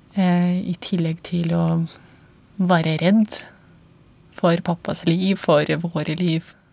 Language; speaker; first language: Norwegian; non-native, fluent; Russian